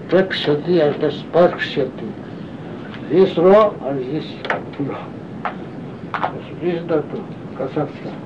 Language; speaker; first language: Russian; non-native, learner; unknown